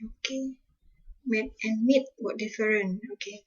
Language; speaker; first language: English; non-native, fluent; Indonesian